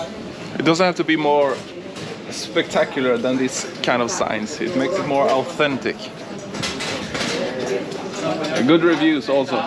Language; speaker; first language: English; non-native, fluent; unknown